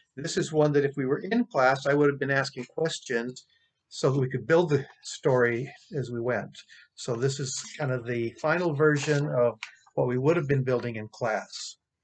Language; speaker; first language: English; native; English